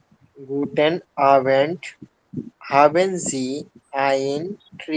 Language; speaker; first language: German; non-native, learner; Bangla